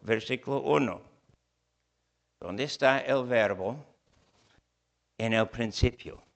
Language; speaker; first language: Spanish; non-native, fluent; English